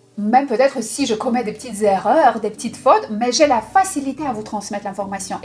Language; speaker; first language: French; non-native, fluent; Russian